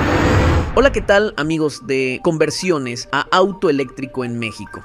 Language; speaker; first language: Spanish; native; Spanish